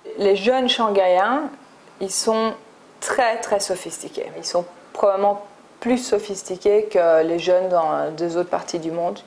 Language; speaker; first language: French; early bilingual, other home language; English